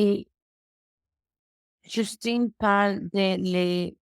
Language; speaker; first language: French; non-native, learner; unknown